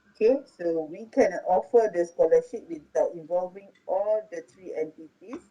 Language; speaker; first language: English; non-native, local second language; Malay